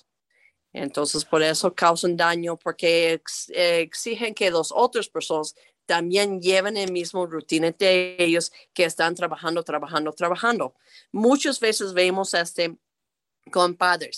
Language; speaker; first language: Spanish; non-native, fluent; English